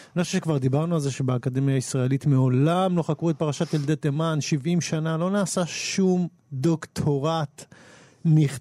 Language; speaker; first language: Hebrew; native; Hebrew